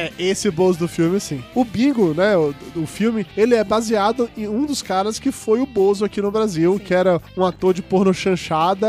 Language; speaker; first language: Portuguese; native; Portuguese